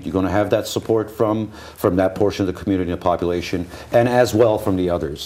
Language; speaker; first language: English; early bilingual, other home language; Armenian